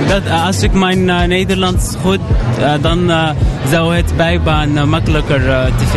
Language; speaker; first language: Dutch; non-native, learner; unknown